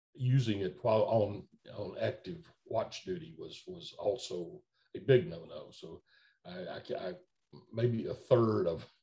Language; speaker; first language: English; native; English